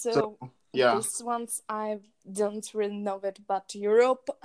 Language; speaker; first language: English; non-native, learner; Czech